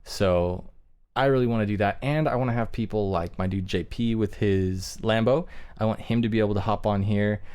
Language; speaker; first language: English; native; English